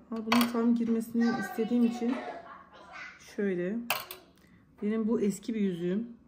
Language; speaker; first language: Turkish; native; Turkish